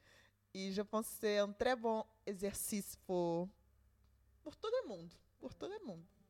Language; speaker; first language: French; non-native, learner; Portuguese